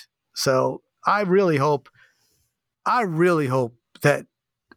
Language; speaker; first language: English; native; English